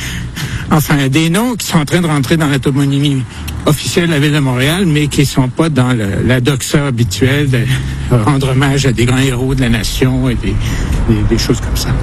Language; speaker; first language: French; native; French